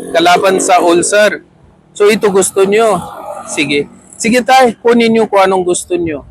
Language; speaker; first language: Filipino; non-native, fluent; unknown